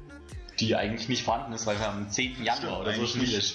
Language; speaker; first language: German; native; German